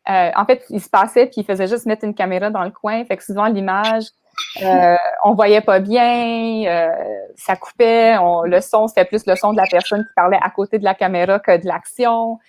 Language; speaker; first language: French; native; French